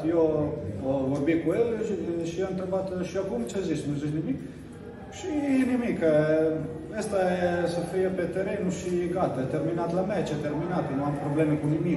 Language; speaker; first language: Romanian; non-native, learner; Italian